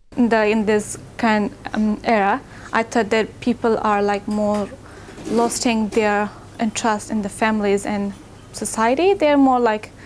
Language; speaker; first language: English; non-native, fluent; Arabic